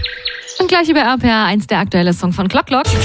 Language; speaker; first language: German; native; German